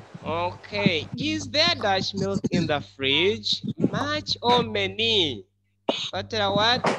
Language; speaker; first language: English; non-native, fluent; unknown